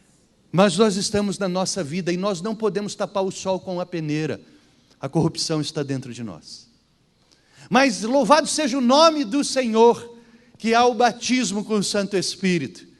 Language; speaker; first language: Portuguese; native; Portuguese